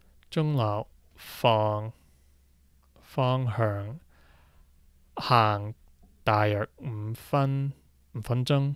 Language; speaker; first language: Cantonese; non-native, learner; English